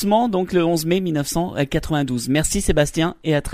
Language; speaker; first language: French; native; French